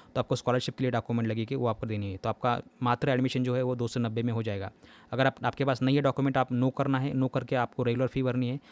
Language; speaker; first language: Hindi; non-native, local second language; Marathi